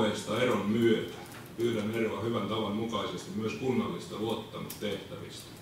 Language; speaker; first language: Finnish; native; Finnish